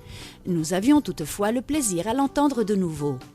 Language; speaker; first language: French; native; French